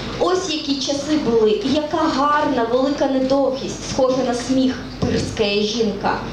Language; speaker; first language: Ukrainian; native; Ukrainian